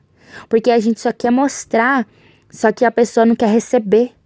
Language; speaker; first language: Portuguese; native; Portuguese